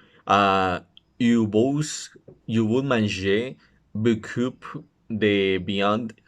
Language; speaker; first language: French; non-native, learner; Spanish